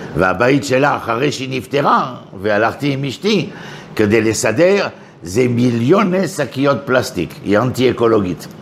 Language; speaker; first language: Hebrew; non-native, fluent; French